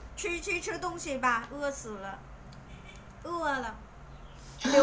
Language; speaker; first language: Chinese; non-native, fluent; Vietnamese